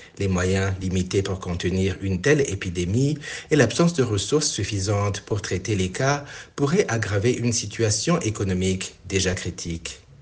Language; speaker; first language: French; non-native, local second language; Rundi